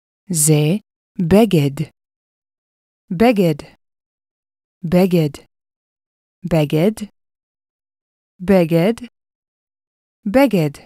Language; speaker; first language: Hebrew; non-native, fluent; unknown